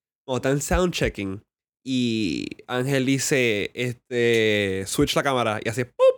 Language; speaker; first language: Spanish; early bilingual, heritage; Spanish